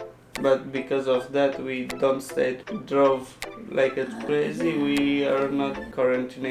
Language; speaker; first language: English; non-native, learner; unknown